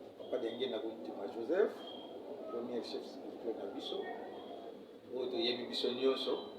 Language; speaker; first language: Lingala; non-native, local second language; Kongo